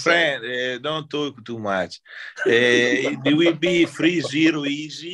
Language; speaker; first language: English; non-native, learner; Italian